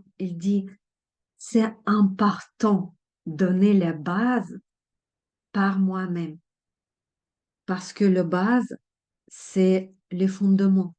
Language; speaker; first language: French; non-native, fluent; Russian